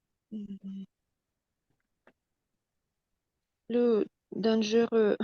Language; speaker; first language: French; non-native, learner; Russian